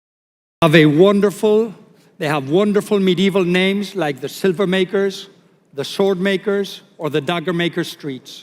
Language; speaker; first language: English; non-native, fluent; Spanish